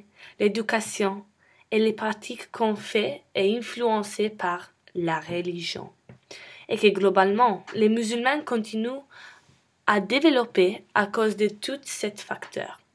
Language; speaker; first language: French; non-native, learner; English